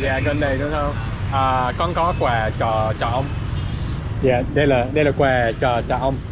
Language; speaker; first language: Vietnamese; non-native, learner; English